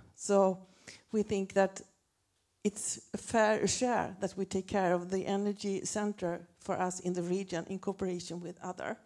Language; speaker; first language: English; non-native, fluent; Swedish